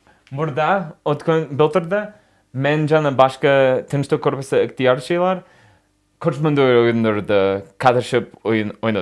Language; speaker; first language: Kyrgyz; non-native, learner; English